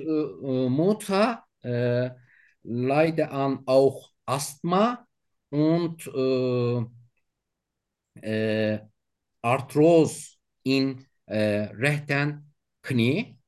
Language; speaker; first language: German; non-native, learner; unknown